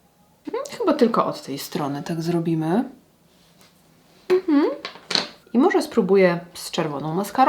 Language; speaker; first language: Polish; native; Polish